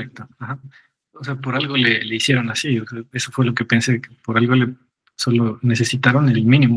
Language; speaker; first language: Spanish; native; Spanish